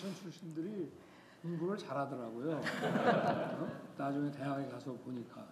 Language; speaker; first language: Korean; native; Korean